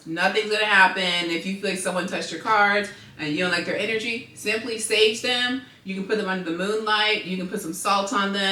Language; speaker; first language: English; native; English